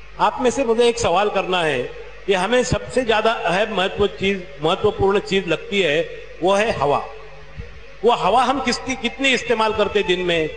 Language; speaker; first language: Hindi; non-native, local second language; Marathi